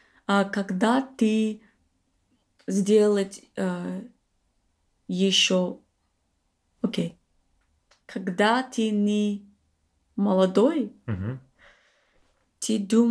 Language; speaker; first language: Russian; non-native, learner; English